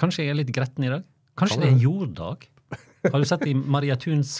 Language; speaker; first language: Norwegian; native; Norwegian